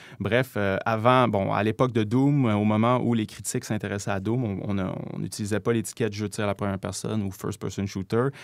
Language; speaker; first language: French; native; French